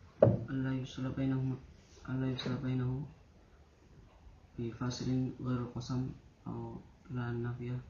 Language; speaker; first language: Arabic; non-native, learner; Indonesian